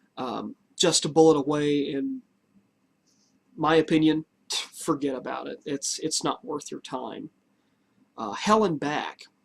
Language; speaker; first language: English; native; English